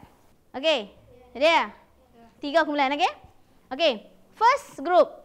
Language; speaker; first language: Malay; native; Malay